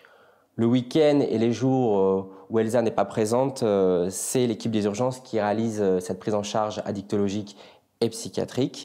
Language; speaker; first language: French; native; French